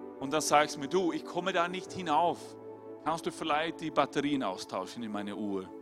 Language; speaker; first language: German; non-native, fluent; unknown